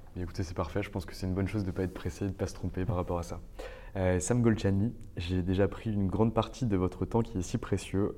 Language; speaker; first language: French; native; French